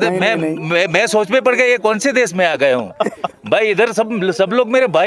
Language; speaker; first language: Hindi; non-native, local second language; Gujarati